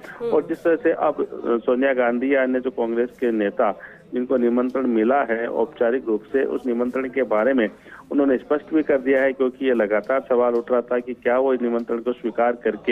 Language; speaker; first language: Hindi; native; Hindi